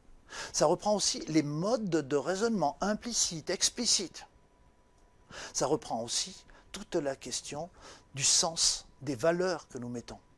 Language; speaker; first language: French; native; French